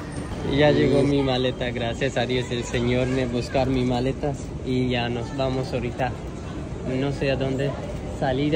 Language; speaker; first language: Spanish; non-native, learner; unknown